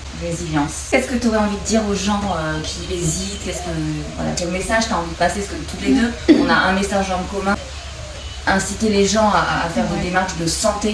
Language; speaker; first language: French; native; French